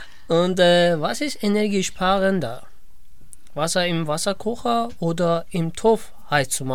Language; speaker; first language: German; non-native, learner; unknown